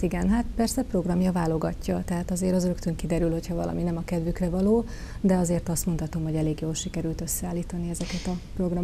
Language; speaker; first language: Hungarian; native; Hungarian